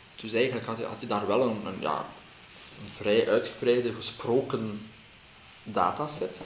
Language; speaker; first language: Dutch; native; Dutch